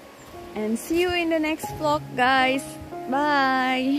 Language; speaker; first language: English; non-native, learner; Indonesian